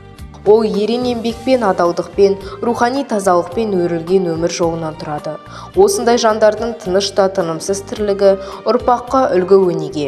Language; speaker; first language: Kazakh; native; Kazakh